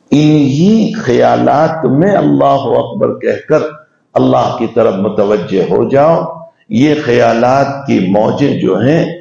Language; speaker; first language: Urdu; non-native, local second language; Gujarati